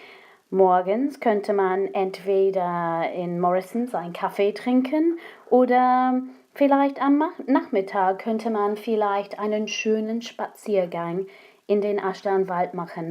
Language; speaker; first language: German; non-native, fluent; English